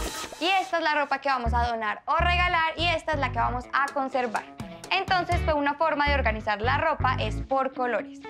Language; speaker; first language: Spanish; native; Spanish